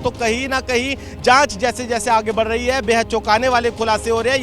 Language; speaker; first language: Hindi; native; Hindi